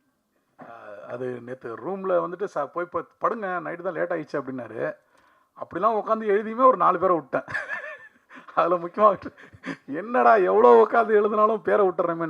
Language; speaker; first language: Tamil; native; Tamil